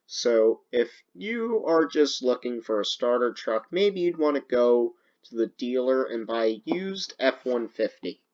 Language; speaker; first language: English; native; English